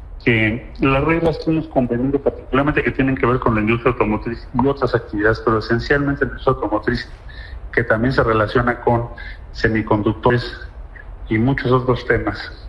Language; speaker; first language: Spanish; native; Spanish